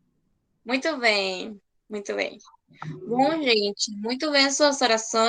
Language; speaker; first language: Portuguese; non-native, fluent; Spanish